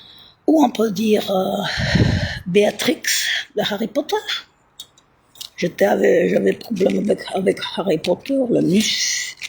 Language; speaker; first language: French; non-native, fluent; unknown